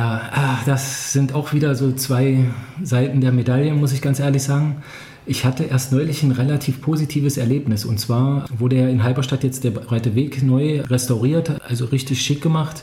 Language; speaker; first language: German; native; German